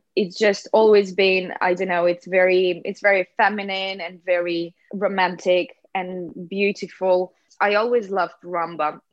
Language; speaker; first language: English; non-native, fluent; Russian